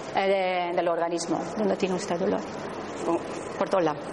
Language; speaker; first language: Spanish; non-native, fluent; Dutch